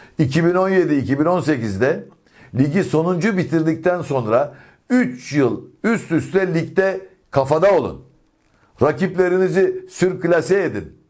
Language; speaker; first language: Turkish; native; Turkish